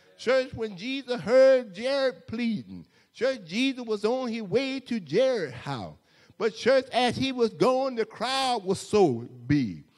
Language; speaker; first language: English; native; English